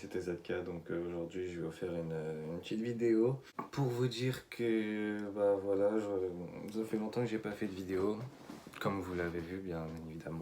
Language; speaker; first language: French; native; French